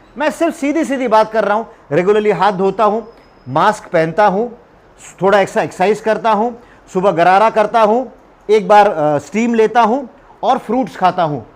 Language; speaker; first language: Hindi; non-native, local second language; Marathi